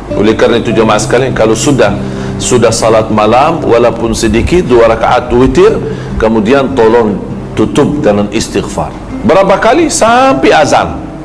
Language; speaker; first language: Malay; non-native, fluent; Arabic